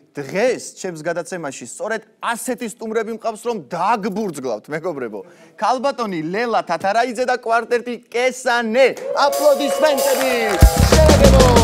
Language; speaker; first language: Georgian; native; Georgian